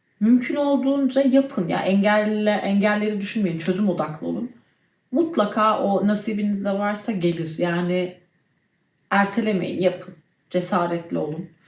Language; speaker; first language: Turkish; early bilingual, heritage; Turkish